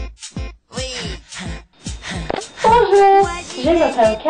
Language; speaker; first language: French; non-native, learner; English